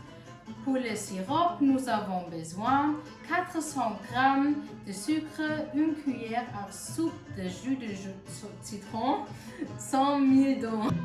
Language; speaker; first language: French; non-native, learner; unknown